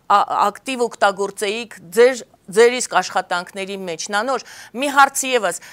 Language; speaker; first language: Armenian; native; Armenian